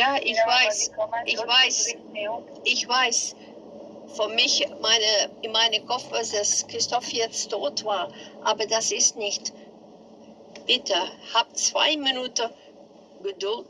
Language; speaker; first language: German; non-native, learner; Dutch